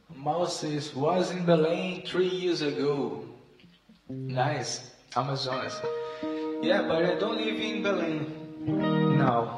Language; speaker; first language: English; non-native, learner; Portuguese